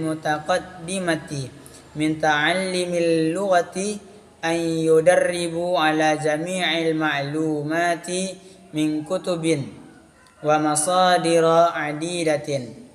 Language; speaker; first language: Arabic; non-native, learner; Indonesian